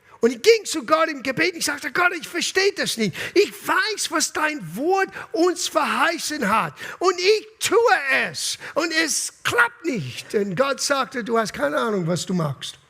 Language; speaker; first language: German; non-native, fluent; English